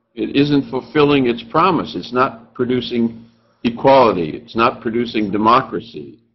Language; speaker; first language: English; native; English